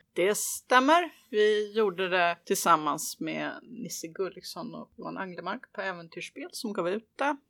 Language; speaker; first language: Swedish; non-native, fluent; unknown